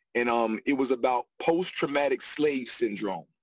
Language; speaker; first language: English; native; English